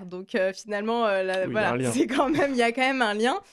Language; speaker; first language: French; native; French